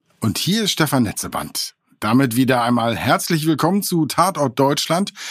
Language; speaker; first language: German; native; German